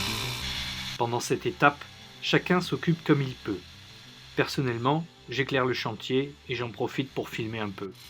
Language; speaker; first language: French; native; French